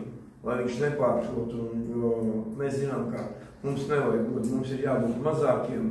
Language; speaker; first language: Latvian; non-native, local second language; Russian